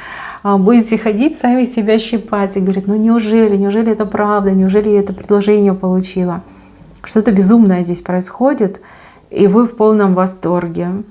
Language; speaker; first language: Russian; native; Russian